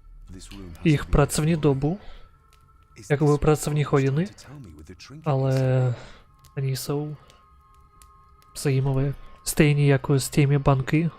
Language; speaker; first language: Czech; non-native, learner; Ukrainian